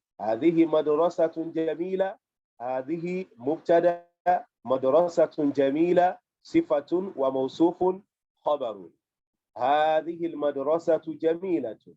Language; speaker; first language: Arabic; non-native, fluent; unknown